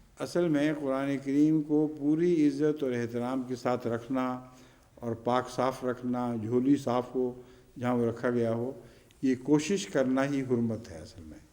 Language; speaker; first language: Urdu; native; Urdu